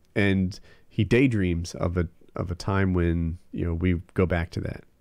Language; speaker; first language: English; native; English